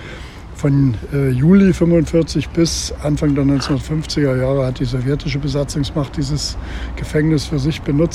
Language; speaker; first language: German; native; German